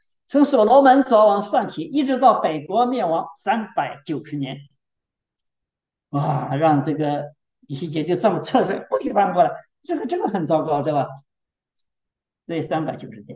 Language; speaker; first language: Chinese; native; Chinese